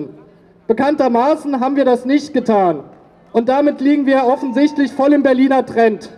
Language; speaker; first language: German; native; German